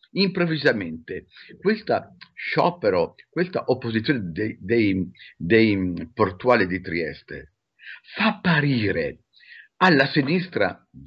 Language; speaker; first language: Italian; native; Italian